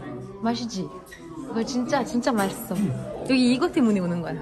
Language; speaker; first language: Korean; non-native, fluent; French